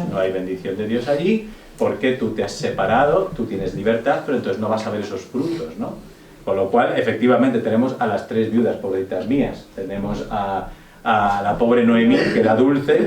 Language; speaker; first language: Spanish; native; Spanish